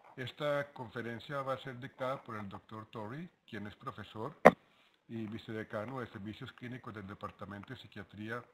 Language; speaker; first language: Spanish; native; Spanish